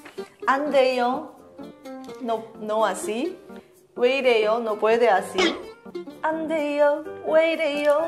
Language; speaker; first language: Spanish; non-native, learner; Korean